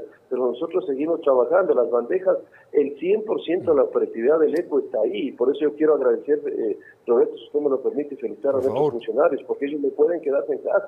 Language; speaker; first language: Spanish; native; Spanish